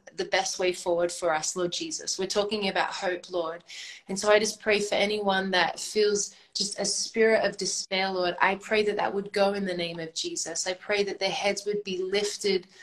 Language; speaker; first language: English; native; English